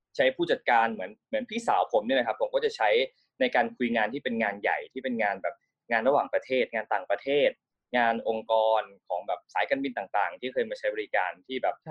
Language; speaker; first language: Thai; native; Thai